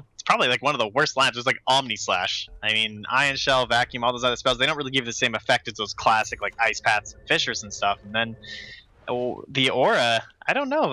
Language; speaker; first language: English; native; English